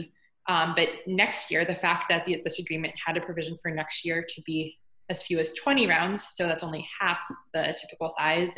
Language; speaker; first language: English; native; English